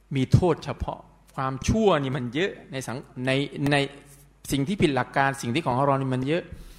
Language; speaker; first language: Thai; non-native, local second language; Pattani Malay